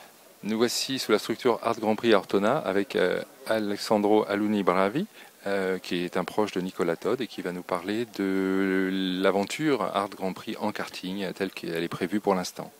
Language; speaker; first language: French; native; French